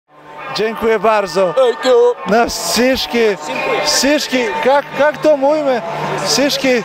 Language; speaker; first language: Polish; non-native, learner; Serbian